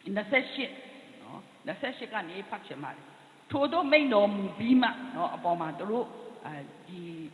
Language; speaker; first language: Burmese; non-native, local second language; Tedim Chin